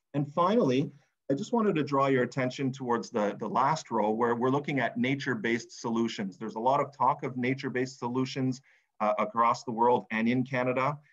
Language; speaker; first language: English; native; English